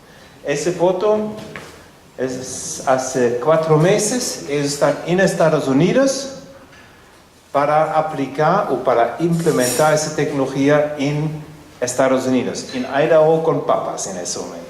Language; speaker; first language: Spanish; non-native, fluent; German